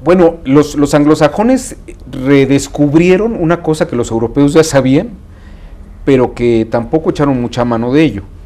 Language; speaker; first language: Spanish; native; Spanish